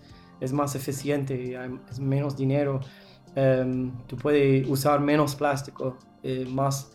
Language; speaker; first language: Spanish; non-native, learner; English